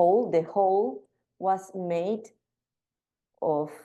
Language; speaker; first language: English; non-native, learner; Spanish